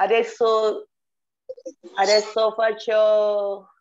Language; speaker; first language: Italian; non-native, fluent; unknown